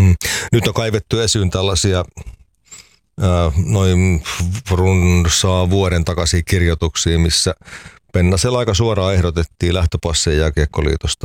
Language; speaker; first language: Finnish; native; Finnish